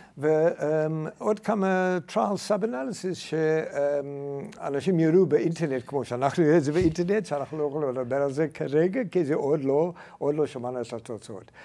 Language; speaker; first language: Hebrew; native; Hebrew